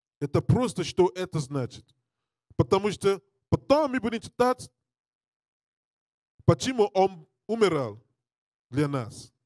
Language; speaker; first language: Russian; non-native, learner; English